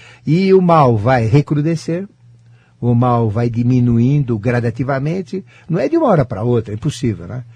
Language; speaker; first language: Portuguese; native; Portuguese